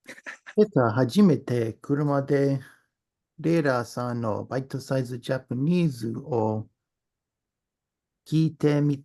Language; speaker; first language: Japanese; non-native, learner; English